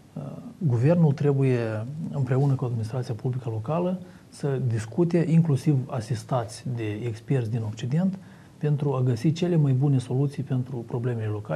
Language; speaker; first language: Romanian; native; Romanian